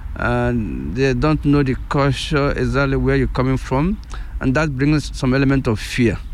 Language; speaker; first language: English; non-native, local second language; Igbo